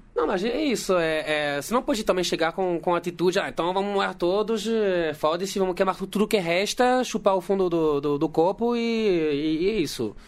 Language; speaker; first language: Portuguese; non-native, fluent; French